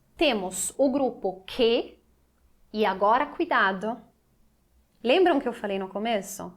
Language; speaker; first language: Portuguese; non-native, fluent; Italian